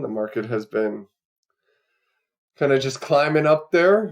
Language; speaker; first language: English; native; English